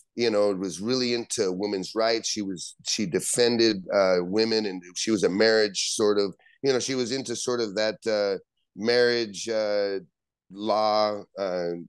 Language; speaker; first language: English; native; English